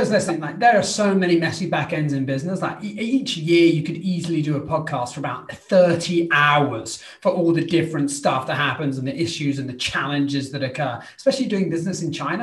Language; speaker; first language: English; native; English